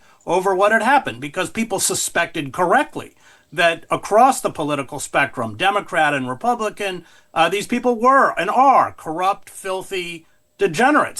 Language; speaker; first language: English; native; English